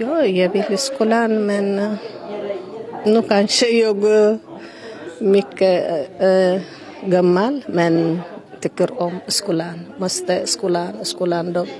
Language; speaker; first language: Swedish; non-native, learner; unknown